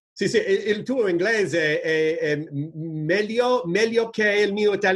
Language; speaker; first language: Italian; non-native, learner; English